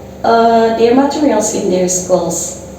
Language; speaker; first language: English; non-native, learner; Indonesian